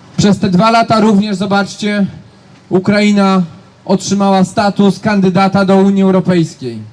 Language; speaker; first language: Polish; native; Polish